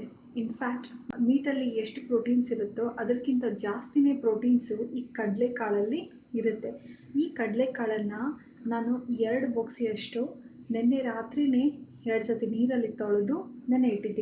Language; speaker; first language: Kannada; native; Kannada